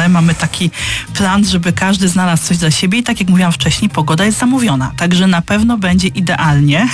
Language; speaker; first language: Polish; native; Polish